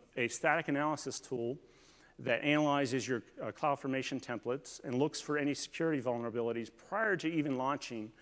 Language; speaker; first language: English; native; English